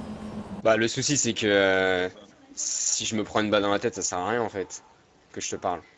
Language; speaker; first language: French; native; French